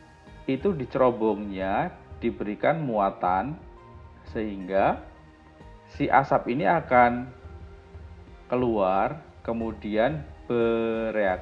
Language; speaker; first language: Indonesian; native; Indonesian